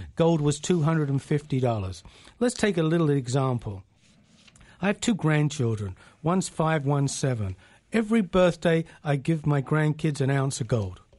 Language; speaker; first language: English; native; English